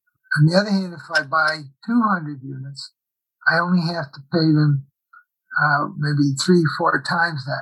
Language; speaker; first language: English; native; English